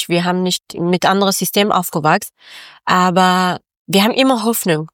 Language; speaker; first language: German; non-native, learner; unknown